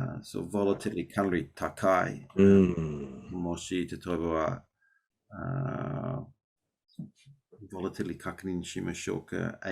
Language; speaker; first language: Japanese; non-native, learner; English